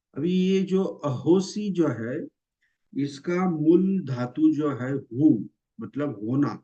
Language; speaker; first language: Hindi; non-native, local second language; Marathi